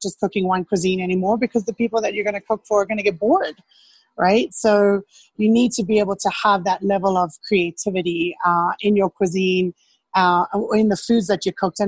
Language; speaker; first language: English; native; English